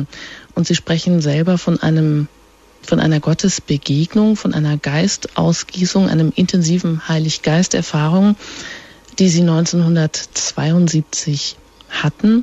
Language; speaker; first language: German; native; German